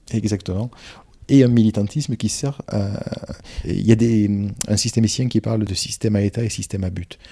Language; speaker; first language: French; native; French